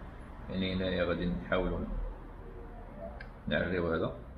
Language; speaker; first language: Arabic; native; Arabic